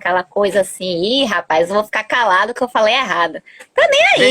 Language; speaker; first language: Portuguese; early bilingual, other home language; Spanish